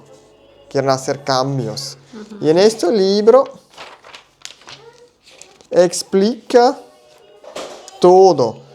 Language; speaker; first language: Spanish; non-native, learner; German